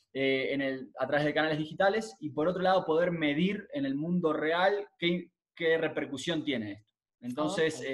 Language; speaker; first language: Spanish; native; Spanish